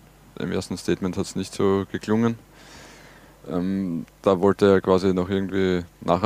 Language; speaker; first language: German; native; German